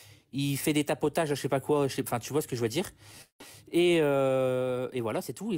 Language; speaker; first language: French; native; French